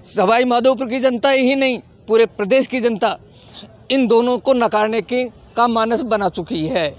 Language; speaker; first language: Hindi; native; Hindi